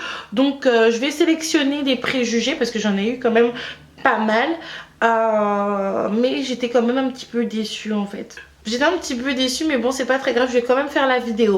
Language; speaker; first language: French; native; French